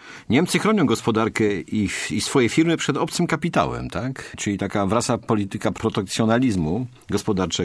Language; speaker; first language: Polish; native; Polish